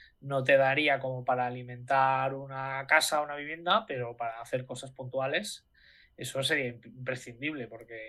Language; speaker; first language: Spanish; native; Spanish